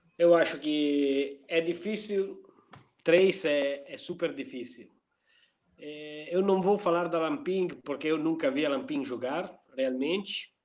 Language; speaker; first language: Portuguese; non-native, fluent; Italian